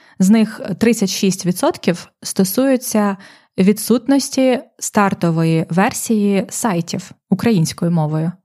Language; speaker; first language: Ukrainian; native; Ukrainian